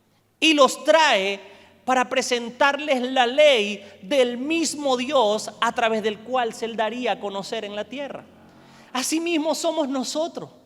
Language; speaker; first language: Spanish; native; Spanish